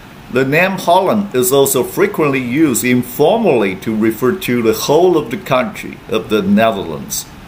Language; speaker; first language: English; non-native, fluent; Chinese